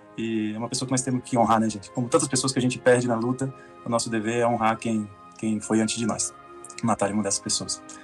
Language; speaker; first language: Portuguese; native; Portuguese